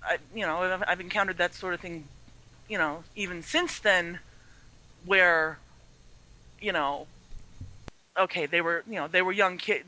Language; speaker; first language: English; early bilingual, other home language; Chinese